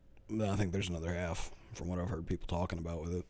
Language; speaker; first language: English; native; English